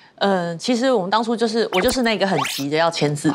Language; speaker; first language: Chinese; native; Chinese